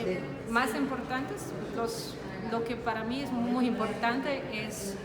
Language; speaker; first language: Spanish; non-native, learner; Danish